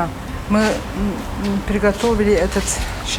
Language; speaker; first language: Russian; non-native, learner; Azerbaijani